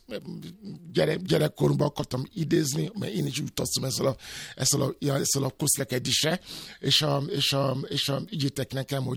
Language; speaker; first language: Hungarian; non-native, fluent; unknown